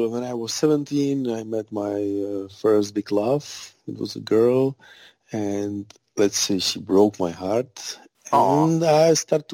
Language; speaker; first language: English; non-native, fluent; Czech